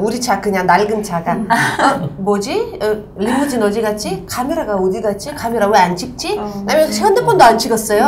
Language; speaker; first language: Korean; non-native, local second language; Uzbek